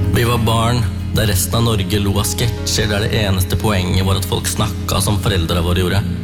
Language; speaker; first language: Norwegian; early bilingual, other home language; Tamil